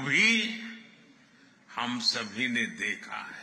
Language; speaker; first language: Hindi; non-native, local second language; Gujarati